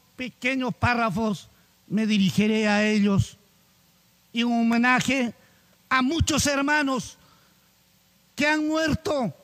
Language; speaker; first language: Spanish; non-native, local second language; Quechua